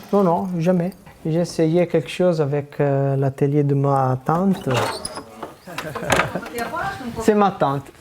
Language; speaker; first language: French; non-native, learner; Italian